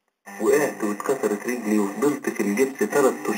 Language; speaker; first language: Arabic; native; Arabic